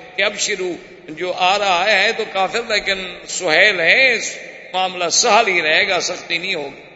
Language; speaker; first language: Urdu; native; Urdu